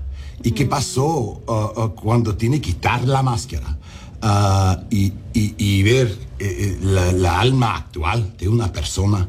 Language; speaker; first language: Spanish; early bilingual, heritage; English